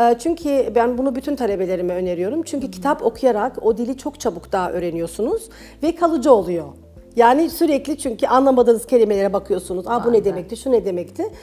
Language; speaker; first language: Turkish; early bilingual, heritage; Turkish